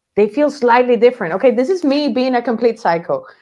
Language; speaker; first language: English; non-native, fluent; Spanish